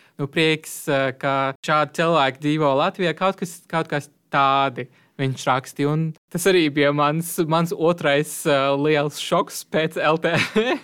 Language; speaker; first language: Latvian; non-native, fluent; Turkish